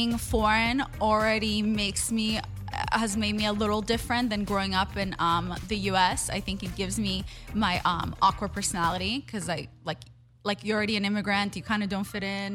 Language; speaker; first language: English; non-native, fluent; Hebrew